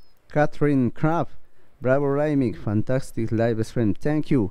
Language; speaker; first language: English; non-native, learner; Spanish